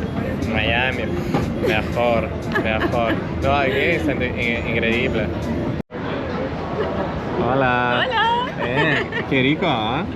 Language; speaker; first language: Spanish; non-native, learner; Lithuanian